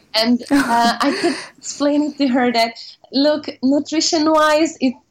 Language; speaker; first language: English; non-native, fluent; Hungarian